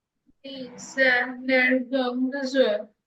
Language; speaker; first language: Chinese; non-native, learner; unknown